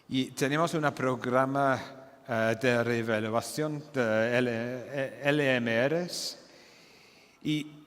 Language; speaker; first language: Spanish; non-native, fluent; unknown